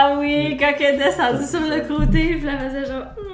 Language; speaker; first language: French; native; French